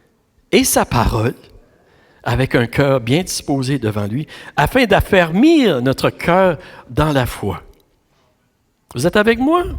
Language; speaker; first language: French; native; French